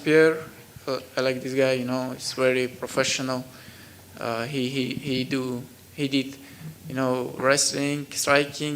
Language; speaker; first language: English; non-native, learner; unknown